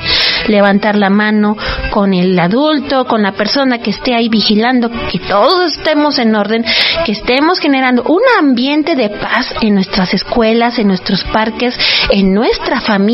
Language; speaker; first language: Spanish; native; Spanish